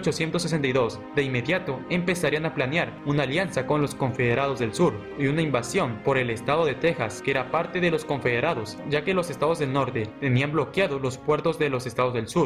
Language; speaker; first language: Spanish; native; Spanish